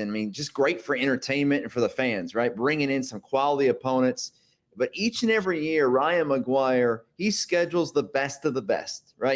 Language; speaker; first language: English; native; English